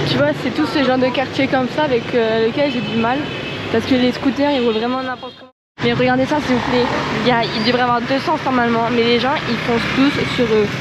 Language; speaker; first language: French; native; French